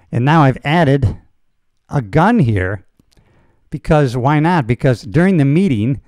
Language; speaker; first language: English; native; English